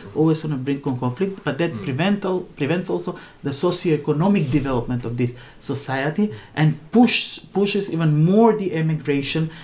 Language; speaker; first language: English; non-native, fluent; Macedonian